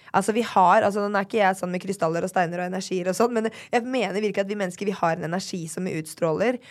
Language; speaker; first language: Norwegian; native; Norwegian